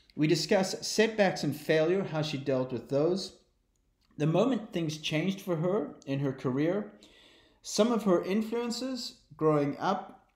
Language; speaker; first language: English; native; English